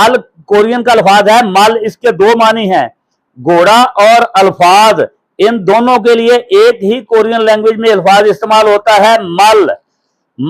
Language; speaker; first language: Hindi; non-native, local second language; Punjabi